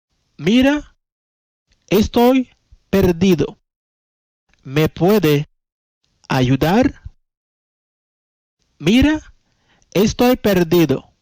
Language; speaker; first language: Spanish; non-native, fluent; Haitian Creole